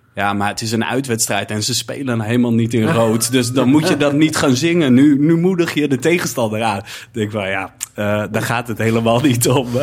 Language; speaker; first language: Dutch; native; Dutch